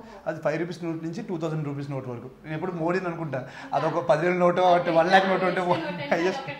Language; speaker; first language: Telugu; native; Telugu